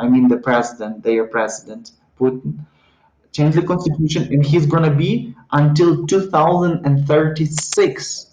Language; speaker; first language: English; non-native, fluent; Ukrainian